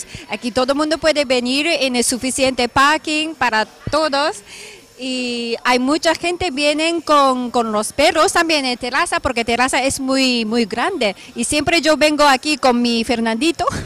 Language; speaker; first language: Spanish; non-native, fluent; Japanese